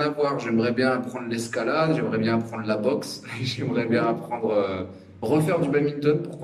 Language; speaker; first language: French; native; French